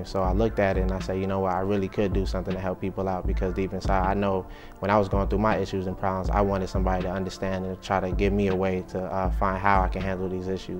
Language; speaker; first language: English; native; English